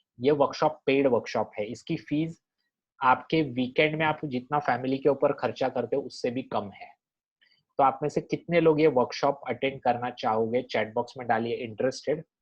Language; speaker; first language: Hindi; non-native, local second language; Marathi